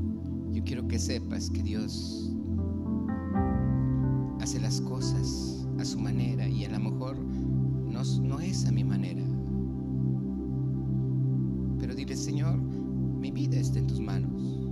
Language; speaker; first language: Spanish; native; Spanish